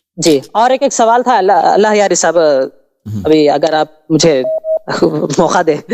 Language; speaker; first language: Urdu; native; Urdu